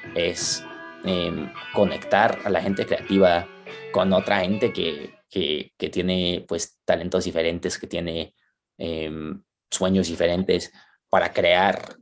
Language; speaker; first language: Spanish; early bilingual, heritage; Spanish